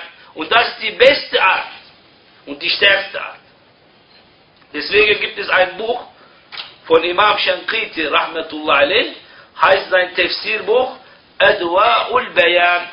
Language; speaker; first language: German; non-native, fluent; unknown